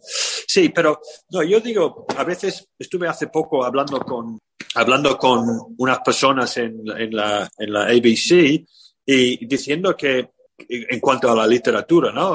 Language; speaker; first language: Spanish; non-native, fluent; English